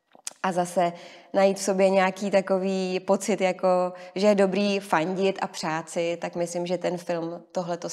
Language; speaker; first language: Czech; native; Czech